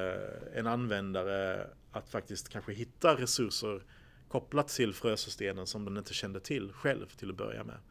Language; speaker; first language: Swedish; native; Swedish